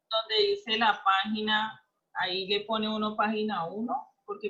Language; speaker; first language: Spanish; native; Spanish